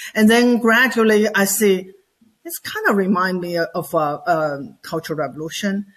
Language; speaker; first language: English; non-native, fluent; Chinese